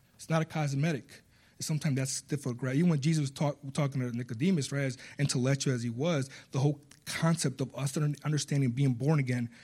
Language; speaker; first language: English; early bilingual, other home language; Spanish